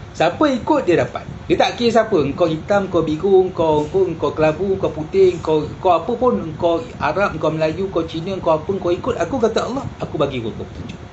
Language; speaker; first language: Malay; early bilingual, heritage; Malay